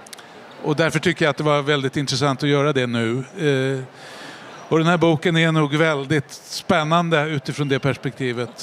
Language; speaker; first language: Swedish; native; Swedish